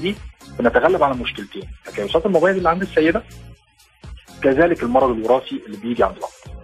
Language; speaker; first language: Arabic; native; Arabic